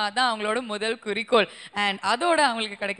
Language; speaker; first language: Tamil; native; Tamil